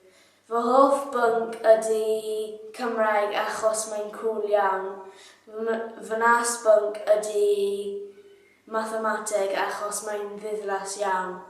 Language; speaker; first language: Welsh; non-native, learner; English